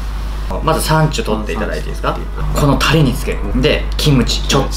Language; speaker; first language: Japanese; native; Japanese